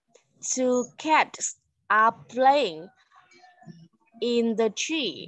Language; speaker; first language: English; non-native, learner; Vietnamese